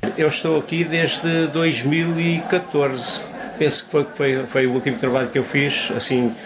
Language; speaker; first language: Portuguese; native; Portuguese